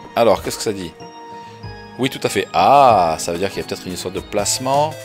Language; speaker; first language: French; native; French